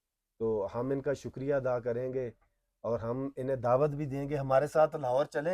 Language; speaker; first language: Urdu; non-native, local second language; Punjabi